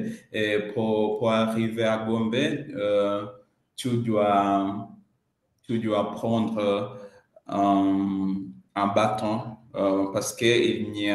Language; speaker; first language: French; non-native, learner; Swahili